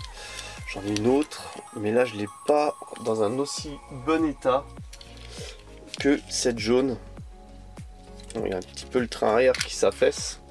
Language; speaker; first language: French; native; French